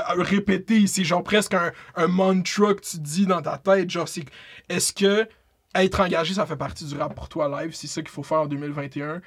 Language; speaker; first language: French; native; French